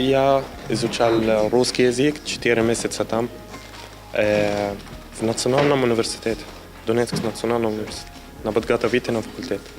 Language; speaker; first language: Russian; non-native, learner; Arabic